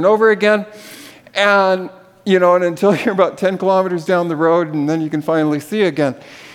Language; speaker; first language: English; native; English